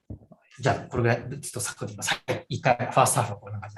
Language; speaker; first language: Japanese; native; Japanese